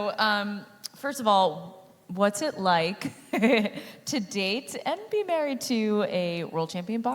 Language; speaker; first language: English; native; English